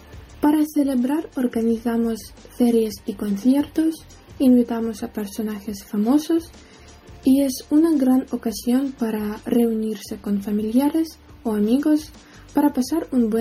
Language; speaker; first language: Spanish; non-native, learner; Ukrainian